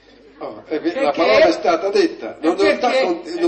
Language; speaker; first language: Italian; native; Italian